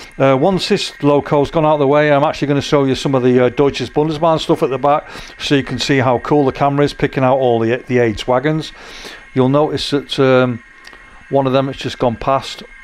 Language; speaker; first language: English; native; English